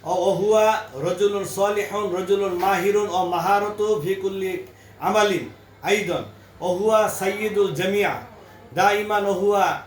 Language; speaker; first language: Arabic; non-native, learner; Bangla